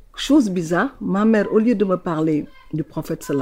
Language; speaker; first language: French; non-native, local second language; Wolof